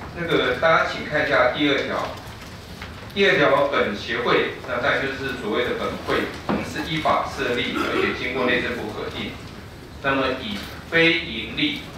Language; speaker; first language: Chinese; native; Chinese